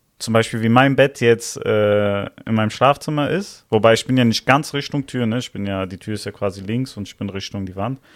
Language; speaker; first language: German; early bilingual, other home language; Italian